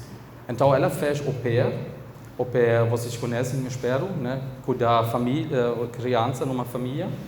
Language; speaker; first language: Portuguese; non-native, fluent; German